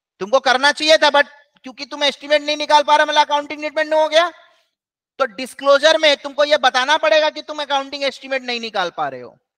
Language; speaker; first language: Hindi; native; Hindi